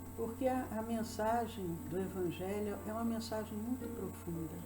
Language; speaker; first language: Portuguese; native; Portuguese